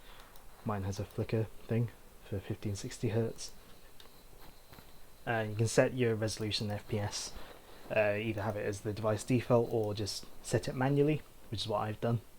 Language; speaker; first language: English; native; English